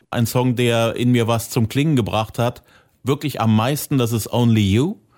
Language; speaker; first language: German; native; German